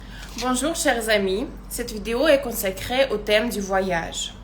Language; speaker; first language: French; non-native, fluent; Russian